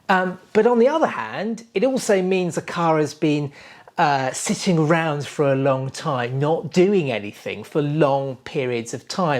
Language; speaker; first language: English; native; English